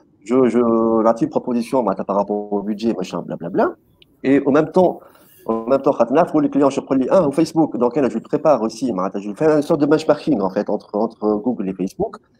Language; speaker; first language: French; non-native, local second language; Arabic